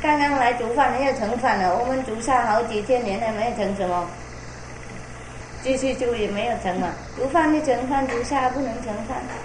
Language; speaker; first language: Chinese; non-native, fluent; Vietnamese